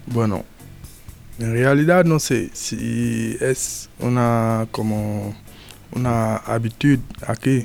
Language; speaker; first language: Spanish; non-native, learner; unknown